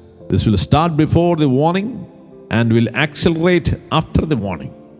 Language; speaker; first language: English; non-native, local second language; Malayalam